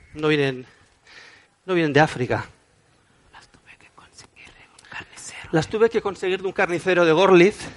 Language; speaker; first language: Spanish; non-native, fluent; Wolof